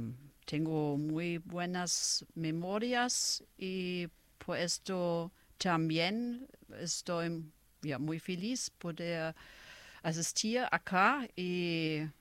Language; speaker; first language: Spanish; non-native, fluent; German